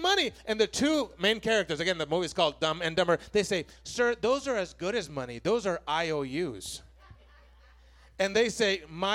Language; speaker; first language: English; non-native, fluent; Spanish